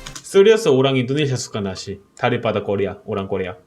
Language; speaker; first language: Indonesian; non-native, learner; Korean